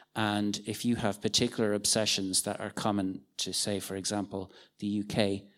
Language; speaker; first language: English; native; English